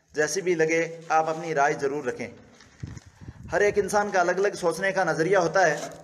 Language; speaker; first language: Hindi; native; Hindi